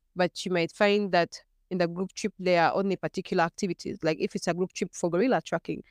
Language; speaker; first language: English; non-native, local second language; Ganda